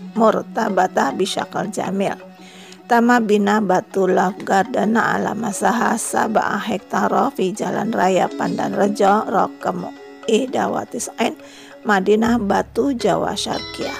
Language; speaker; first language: Arabic; non-native, fluent; Indonesian